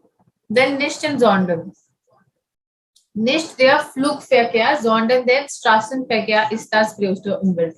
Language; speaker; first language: German; non-native, fluent; Hindi